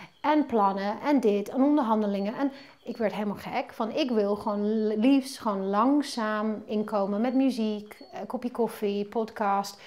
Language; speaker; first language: Dutch; non-native, fluent; English